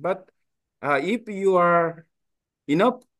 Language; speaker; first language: English; non-native, learner; Korean